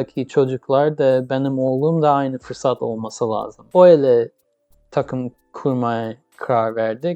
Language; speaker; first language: Turkish; early bilingual, heritage; English